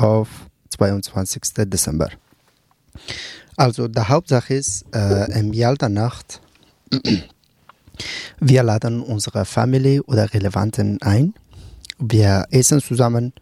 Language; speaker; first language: German; non-native, learner; Persian